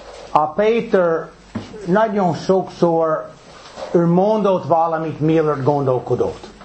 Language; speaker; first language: Hungarian; non-native, fluent; English